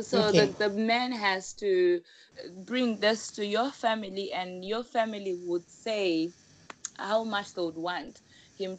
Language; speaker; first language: English; non-native, local second language; Shona